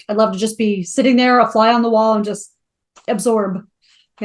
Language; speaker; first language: English; native; English